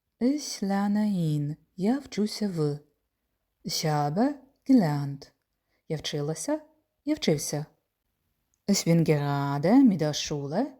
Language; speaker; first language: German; non-native, fluent; Ukrainian